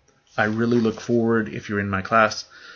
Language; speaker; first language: English; native; English